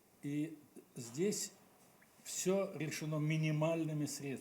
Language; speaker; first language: Russian; native; Russian